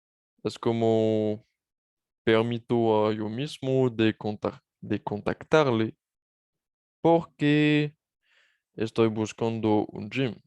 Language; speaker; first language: Spanish; non-native, learner; French